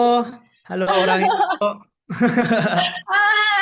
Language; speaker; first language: Indonesian; non-native, learner; Thai